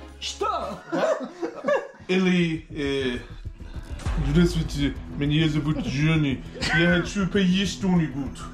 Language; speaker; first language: Russian; non-native, learner; English